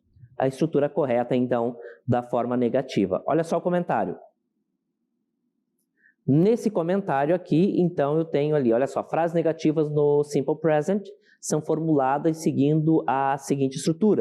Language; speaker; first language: Portuguese; native; Portuguese